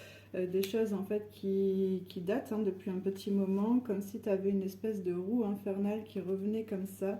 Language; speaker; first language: French; native; French